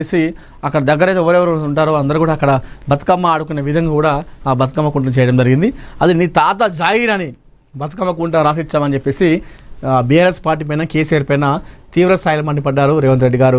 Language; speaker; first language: Telugu; native; Telugu